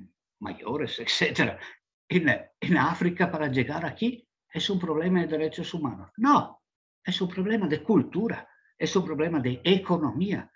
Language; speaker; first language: Spanish; non-native, fluent; Italian